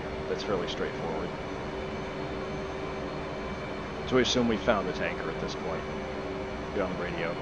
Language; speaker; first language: English; native; English